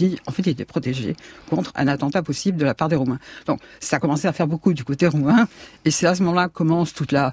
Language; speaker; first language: French; native; French